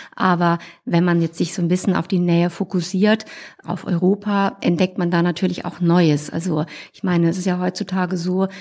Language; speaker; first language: German; native; German